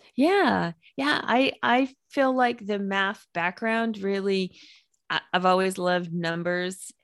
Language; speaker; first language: English; native; English